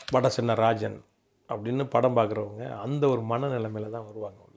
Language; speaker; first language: Tamil; native; Tamil